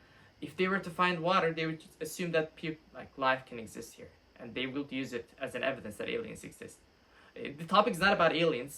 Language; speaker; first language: English; non-native, fluent; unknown